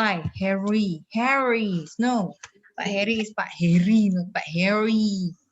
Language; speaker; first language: English; non-native, fluent; Indonesian